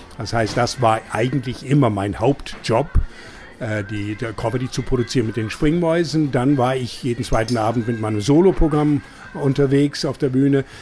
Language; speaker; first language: German; non-native, fluent; English